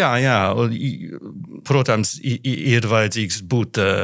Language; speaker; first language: Latvian; non-native, learner; English